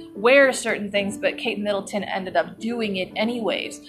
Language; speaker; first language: English; native; English